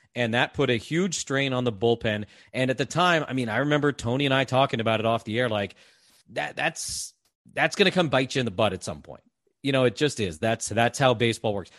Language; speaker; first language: English; native; English